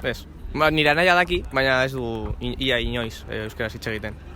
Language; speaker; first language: Basque; non-native, local second language; Spanish